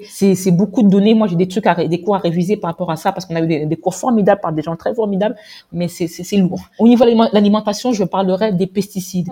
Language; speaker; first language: French; native; French